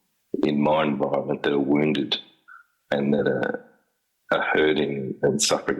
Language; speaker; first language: English; native; English